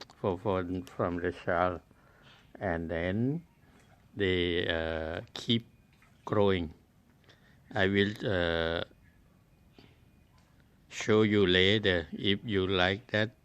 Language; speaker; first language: English; non-native, learner; Thai